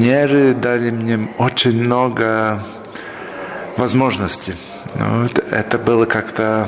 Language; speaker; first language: Russian; non-native, local second language; Latvian